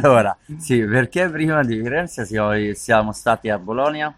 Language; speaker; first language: Italian; non-native, learner; Arabic